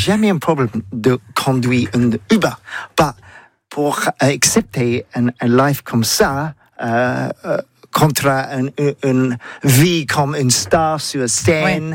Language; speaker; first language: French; non-native, learner; English